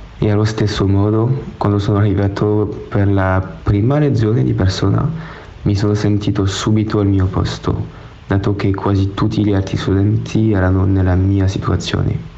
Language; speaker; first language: Italian; non-native, fluent; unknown